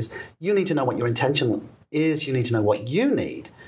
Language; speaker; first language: English; native; English